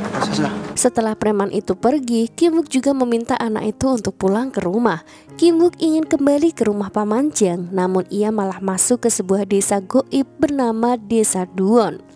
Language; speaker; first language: Indonesian; native; Indonesian